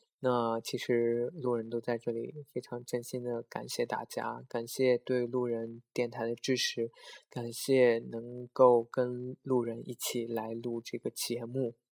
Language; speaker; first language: Chinese; native; Chinese